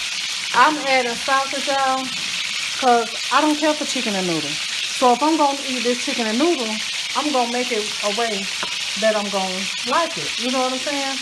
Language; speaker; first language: English; native; English